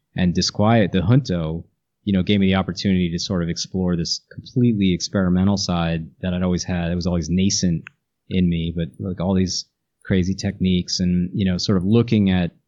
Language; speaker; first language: English; native; English